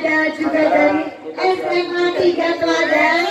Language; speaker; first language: Indonesian; native; Indonesian